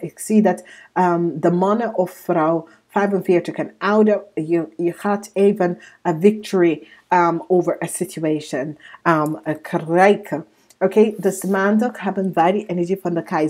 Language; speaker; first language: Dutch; non-native, learner; English